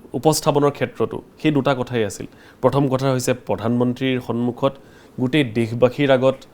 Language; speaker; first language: Assamese; native; Assamese